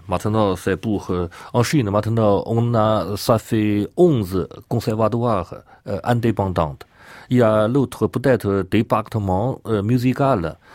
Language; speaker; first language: French; non-native, learner; Chinese